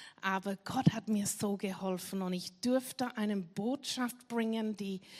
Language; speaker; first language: German; non-native, fluent; English